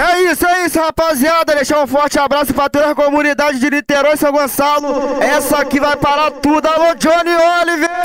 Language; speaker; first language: Portuguese; native; Portuguese